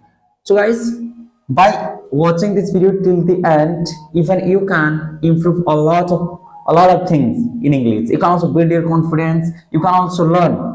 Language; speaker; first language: English; non-native, fluent; Hindi